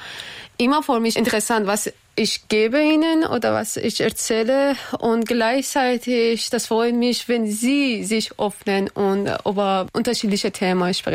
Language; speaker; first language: German; non-native, learner; Persian